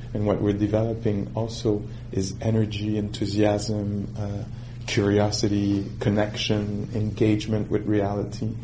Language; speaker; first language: English; non-native, fluent; French